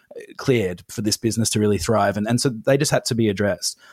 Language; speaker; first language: English; native; English